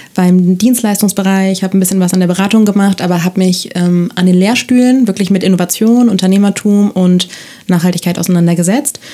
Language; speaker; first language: German; non-native, fluent; Spanish